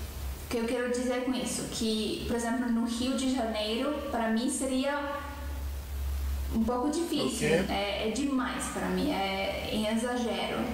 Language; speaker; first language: Portuguese; non-native, fluent; Estonian